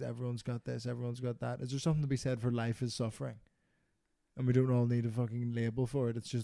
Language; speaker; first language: English; native; English